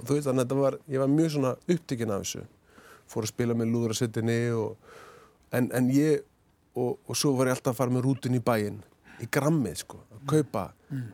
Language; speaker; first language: Icelandic; native; Icelandic